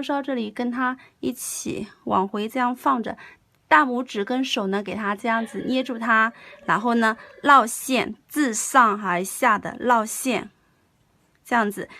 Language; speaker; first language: Chinese; native; Chinese